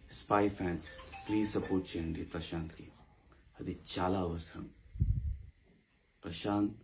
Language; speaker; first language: Telugu; non-native, local second language; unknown